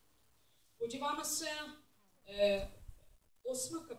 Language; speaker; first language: Czech; non-native, learner; English